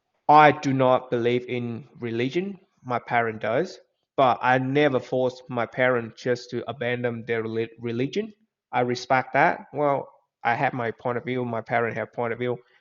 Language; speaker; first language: English; non-native, fluent; Vietnamese